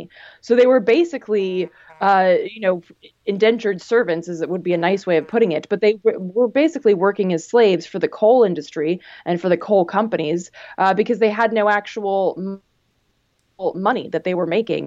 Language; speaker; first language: English; native; English